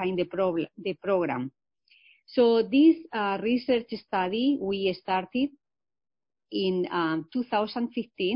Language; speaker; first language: English; non-native, fluent; Spanish